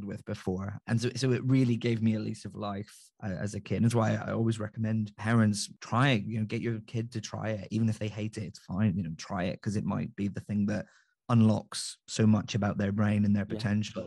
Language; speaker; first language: English; native; English